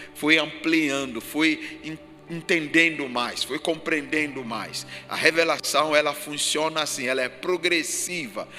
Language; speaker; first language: Portuguese; non-native, fluent; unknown